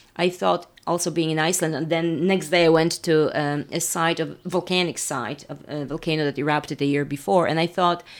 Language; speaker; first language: English; non-native, fluent; Polish